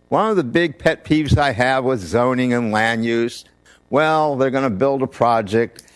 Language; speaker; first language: English; native; English